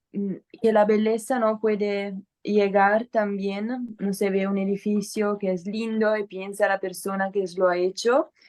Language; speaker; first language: Spanish; non-native, learner; Italian